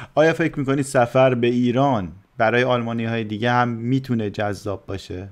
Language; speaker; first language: Persian; native; Persian